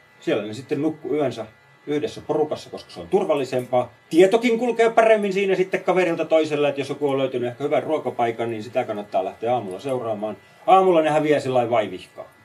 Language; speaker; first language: Finnish; native; Finnish